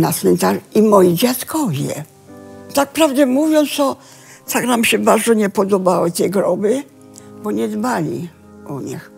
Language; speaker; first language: Polish; early bilingual, heritage; Polish